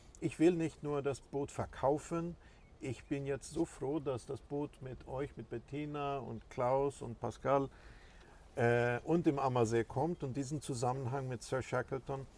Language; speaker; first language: German; non-native, fluent; Swedish